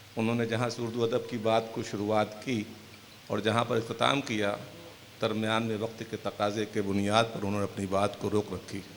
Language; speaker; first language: Urdu; native; Urdu